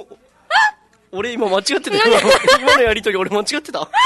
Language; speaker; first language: Japanese; native; Japanese